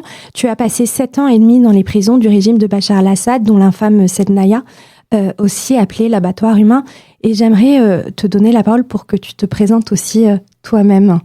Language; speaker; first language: French; native; French